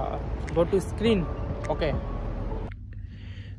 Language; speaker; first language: English; non-native, learner; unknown